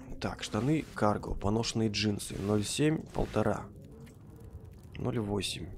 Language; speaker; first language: Russian; native; Russian